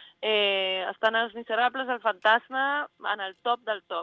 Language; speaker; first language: Catalan; non-native, fluent; Spanish